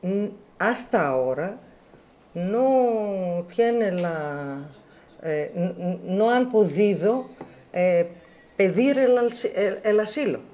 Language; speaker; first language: Spanish; non-native, learner; Greek